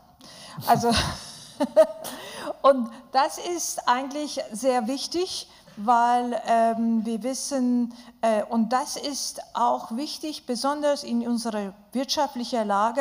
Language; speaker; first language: German; non-native, fluent; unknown